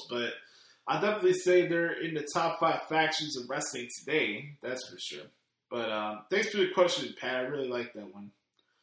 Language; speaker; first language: English; native; English